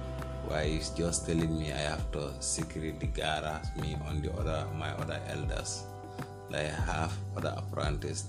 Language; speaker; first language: English; non-native, fluent; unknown